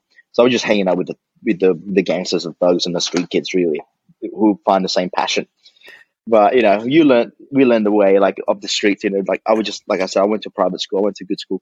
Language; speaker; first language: English; early bilingual, other home language; Indonesian